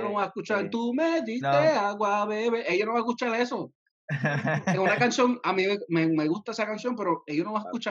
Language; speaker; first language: Spanish; early bilingual, heritage; Spanish